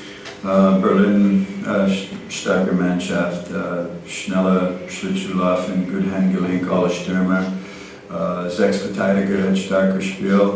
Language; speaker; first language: German; non-native, learner; English